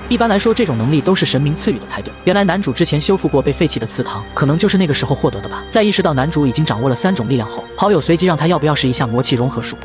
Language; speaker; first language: Chinese; native; Chinese